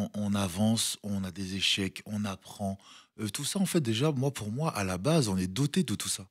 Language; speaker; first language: French; early bilingual, other home language; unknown